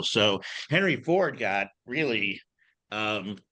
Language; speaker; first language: English; native; English